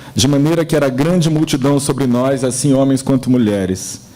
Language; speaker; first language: Portuguese; native; Portuguese